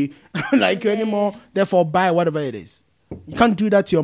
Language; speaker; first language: English; non-native, local second language; Akan